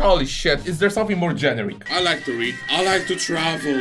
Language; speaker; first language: English; non-native, fluent; Polish